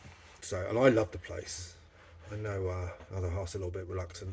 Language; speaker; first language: English; native; English